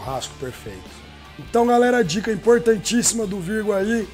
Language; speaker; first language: Portuguese; native; Portuguese